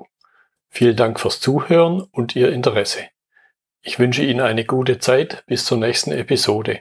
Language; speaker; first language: German; native; German